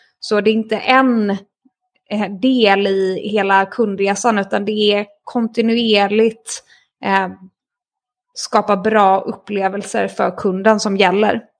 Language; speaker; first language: Swedish; native; Swedish